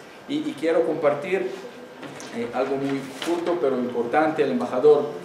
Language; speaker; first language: Spanish; non-native, learner; Hebrew